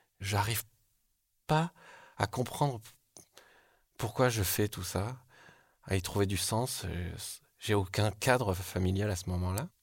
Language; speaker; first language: French; early bilingual, other home language; Korean